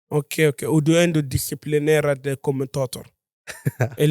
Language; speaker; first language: Swedish; non-native, fluent; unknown